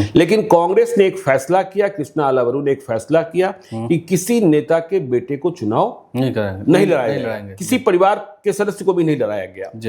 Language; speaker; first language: Hindi; native; Hindi